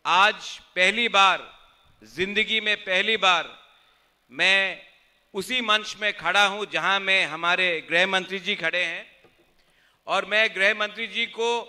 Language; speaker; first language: Hindi; non-native, local second language; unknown